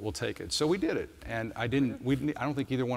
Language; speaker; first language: English; native; English